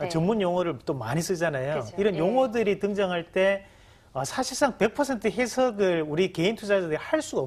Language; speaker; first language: Korean; native; Korean